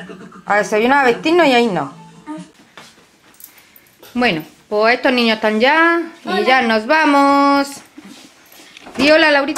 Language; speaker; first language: Spanish; native; Spanish